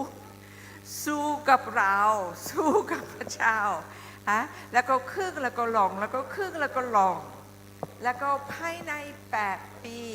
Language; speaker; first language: Thai; non-native, learner; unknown